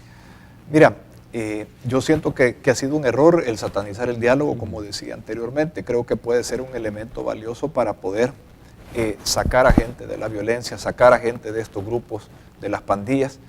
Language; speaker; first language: Spanish; native; Spanish